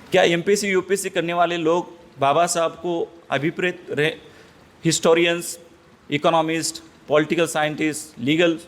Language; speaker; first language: Hindi; non-native, local second language; Marathi